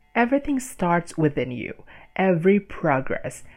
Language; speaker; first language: English; non-native, fluent; Indonesian